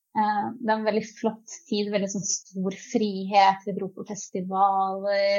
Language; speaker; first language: Norwegian; early bilingual, other home language; Czech